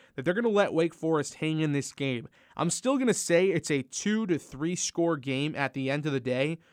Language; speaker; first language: English; native; English